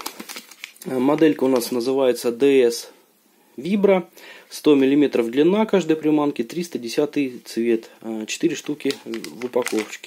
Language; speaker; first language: Russian; native; Russian